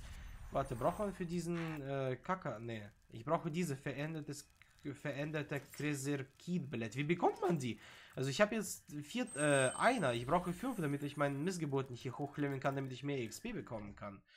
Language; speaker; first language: German; native; German